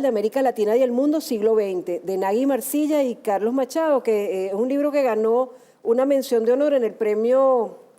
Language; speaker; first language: Spanish; native; Spanish